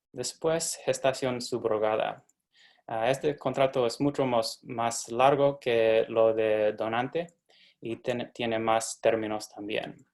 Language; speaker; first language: Spanish; non-native, fluent; English